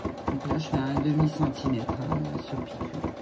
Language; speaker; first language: French; native; French